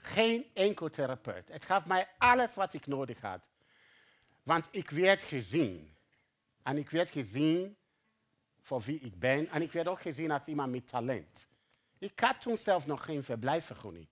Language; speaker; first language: Dutch; non-native, fluent; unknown